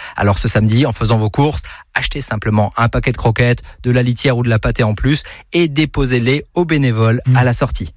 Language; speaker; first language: French; native; French